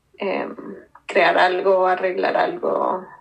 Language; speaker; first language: Spanish; native; Spanish